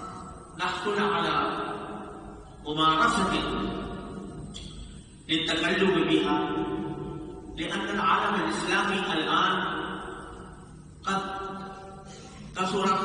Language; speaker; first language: Arabic; non-native, fluent; Urdu